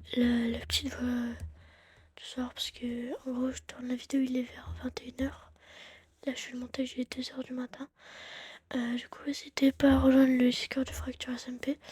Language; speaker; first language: French; native; French